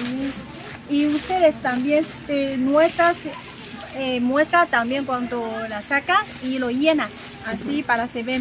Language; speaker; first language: Spanish; non-native, learner; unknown